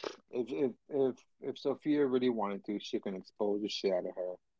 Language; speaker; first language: English; early bilingual, other home language; Spanish